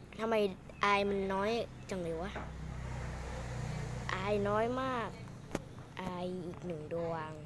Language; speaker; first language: Thai; native; Thai